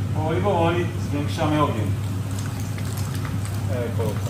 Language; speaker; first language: Polish; non-native, learner; Italian